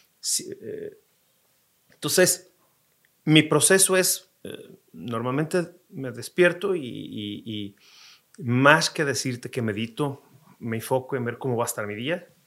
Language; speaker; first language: Spanish; non-native, fluent; Portuguese